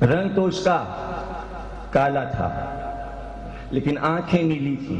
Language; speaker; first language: Urdu; native; Urdu